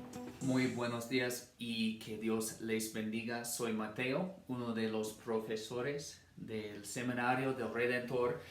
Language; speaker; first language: Spanish; non-native, fluent; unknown